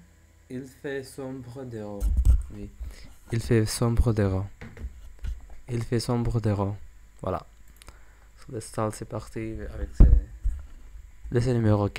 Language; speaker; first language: French; non-native, learner; English